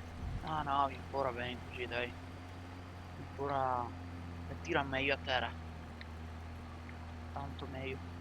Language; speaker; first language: Italian; native; Italian